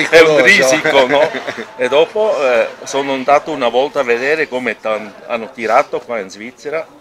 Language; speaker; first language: Italian; non-native, local second language; German